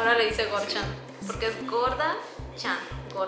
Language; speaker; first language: Spanish; native; Spanish